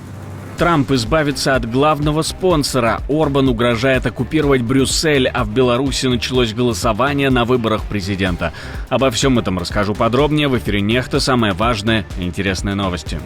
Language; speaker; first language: Russian; native; Russian